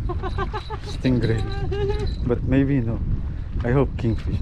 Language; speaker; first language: English; non-native, learner; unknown